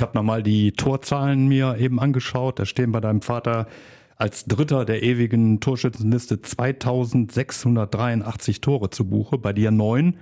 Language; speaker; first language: German; native; German